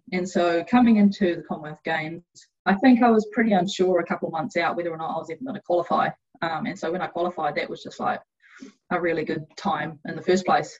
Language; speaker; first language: English; native; English